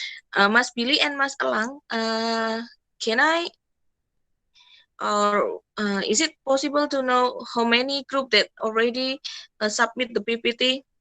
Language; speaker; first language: English; non-native, fluent; Indonesian